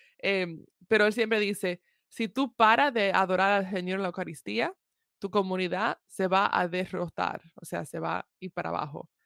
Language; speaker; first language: Spanish; early bilingual, heritage; Spanish